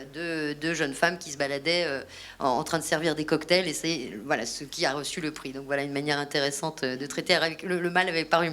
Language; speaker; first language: French; native; French